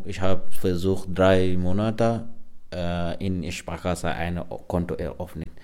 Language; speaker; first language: German; non-native, learner; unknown